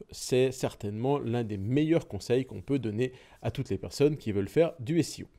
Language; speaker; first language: French; native; French